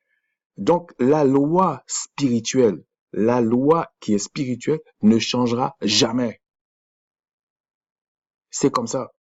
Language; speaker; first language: French; native; French